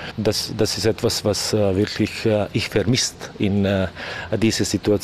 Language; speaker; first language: German; non-native, learner; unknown